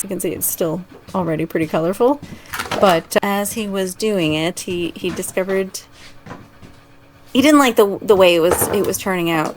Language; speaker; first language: English; native; English